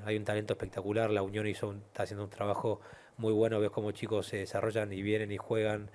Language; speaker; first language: Spanish; native; Spanish